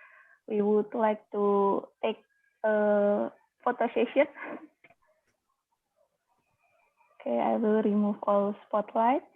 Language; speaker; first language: English; non-native, learner; Indonesian